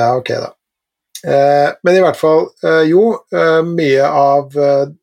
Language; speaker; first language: Norwegian; native; Norwegian